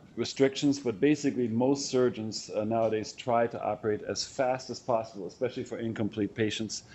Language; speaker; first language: English; non-native, fluent; German